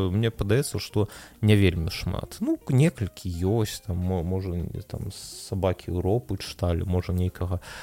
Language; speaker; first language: Belarusian; non-native, local second language; Russian